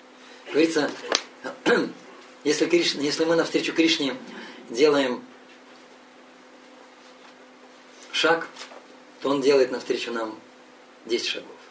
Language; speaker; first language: Russian; native; Russian